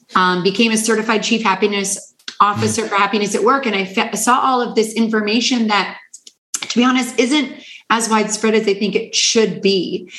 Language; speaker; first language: English; native; English